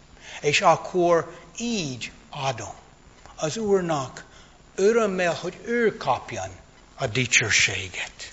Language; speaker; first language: Hungarian; non-native, fluent; English